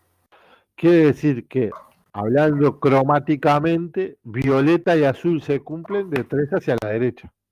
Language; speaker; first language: Spanish; native; Spanish